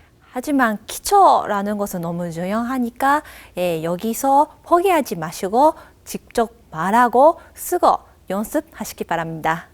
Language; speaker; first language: Korean; non-native, fluent; Japanese